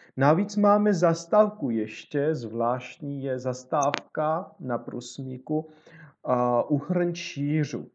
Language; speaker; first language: Czech; non-native, fluent; Georgian